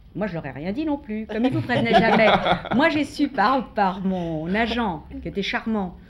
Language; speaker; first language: French; native; French